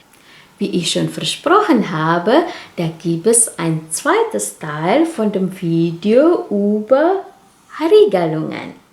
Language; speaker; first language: German; non-native, fluent; Indonesian